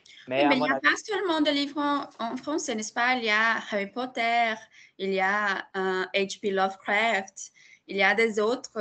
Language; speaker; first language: French; non-native, fluent; Portuguese